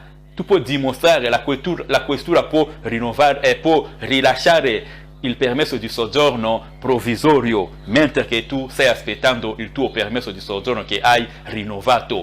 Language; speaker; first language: Italian; non-native, fluent; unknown